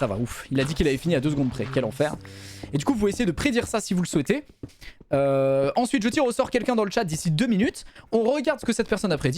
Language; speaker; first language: French; native; French